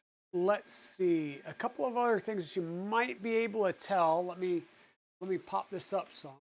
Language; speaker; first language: English; native; English